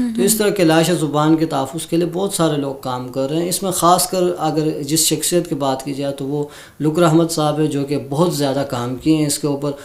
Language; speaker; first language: Urdu; non-native, local second language; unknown